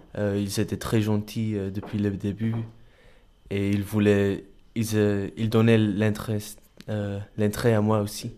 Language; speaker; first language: French; non-native, local second language; Dutch